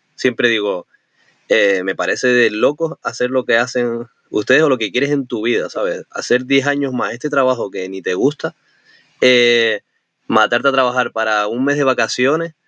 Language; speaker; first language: Spanish; native; Spanish